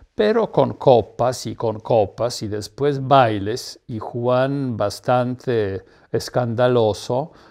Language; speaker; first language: Spanish; non-native, fluent; Polish